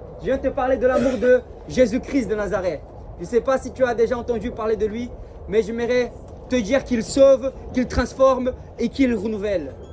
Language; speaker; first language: French; early bilingual, other home language; Portuguese